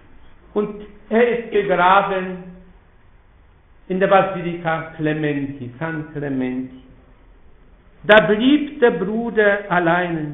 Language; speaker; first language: German; non-native, fluent; Polish